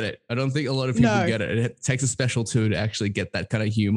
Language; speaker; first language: English; native; English